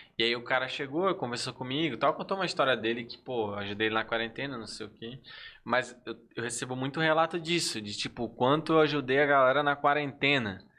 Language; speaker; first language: Portuguese; native; Portuguese